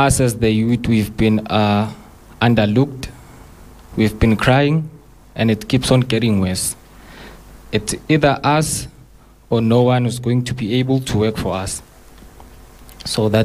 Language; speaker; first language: English; non-native, local second language; Zulu